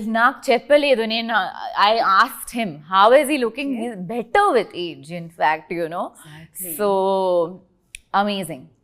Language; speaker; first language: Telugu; non-native, learner; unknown